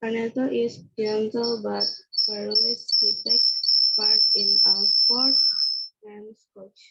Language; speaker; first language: English; non-native, learner; Indonesian